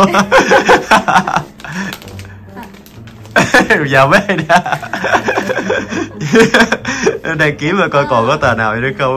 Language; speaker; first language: Japanese; non-native, fluent; Vietnamese